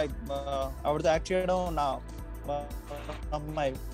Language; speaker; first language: Telugu; native; Telugu